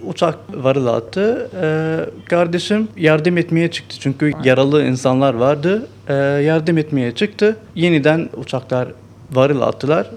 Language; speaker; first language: Turkish; non-native, learner; Arabic